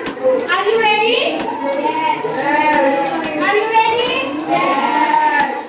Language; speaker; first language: English; non-native, fluent; Indonesian